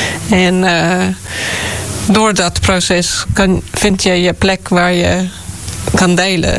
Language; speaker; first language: Dutch; non-native, fluent; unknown